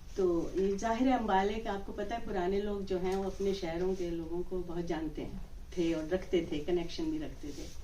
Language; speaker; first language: Urdu; native; Urdu